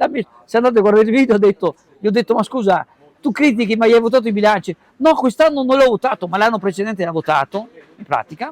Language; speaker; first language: Italian; native; Italian